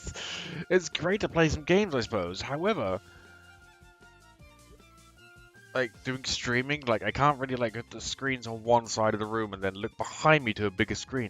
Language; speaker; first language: English; native; English